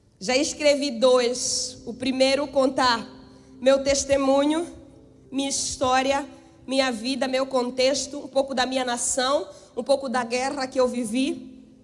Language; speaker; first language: Portuguese; native; Portuguese